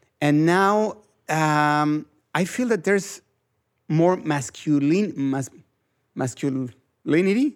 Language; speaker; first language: English; non-native, fluent; Spanish